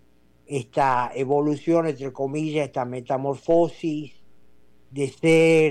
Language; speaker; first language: Spanish; native; Spanish